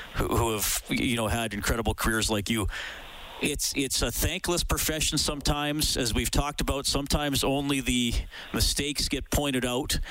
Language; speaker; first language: English; native; English